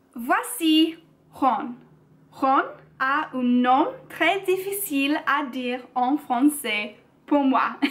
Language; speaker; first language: French; non-native, learner; English